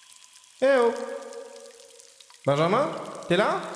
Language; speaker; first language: French; native; French